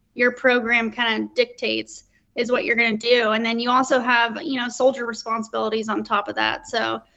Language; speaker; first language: English; native; English